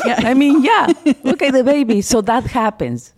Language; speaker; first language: English; non-native, fluent; Spanish